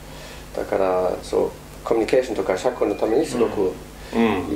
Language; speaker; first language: Japanese; non-native, fluent; German